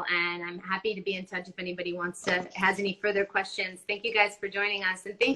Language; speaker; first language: English; non-native, fluent; Spanish